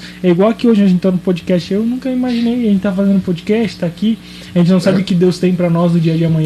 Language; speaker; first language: Portuguese; native; Portuguese